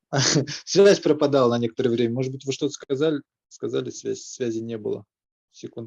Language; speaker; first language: Russian; native; Russian